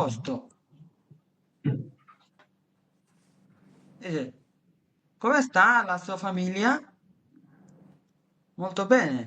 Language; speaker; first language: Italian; non-native, fluent; Bangla